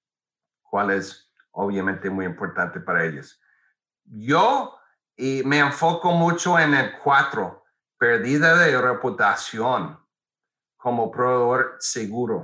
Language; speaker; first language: Spanish; non-native, fluent; English